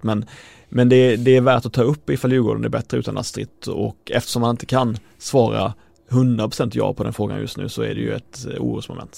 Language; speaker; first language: Swedish; native; Swedish